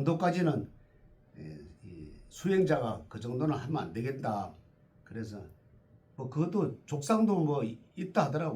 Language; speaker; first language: Korean; native; Korean